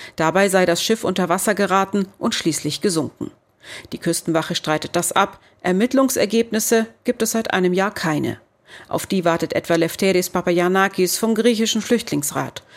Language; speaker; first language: German; native; German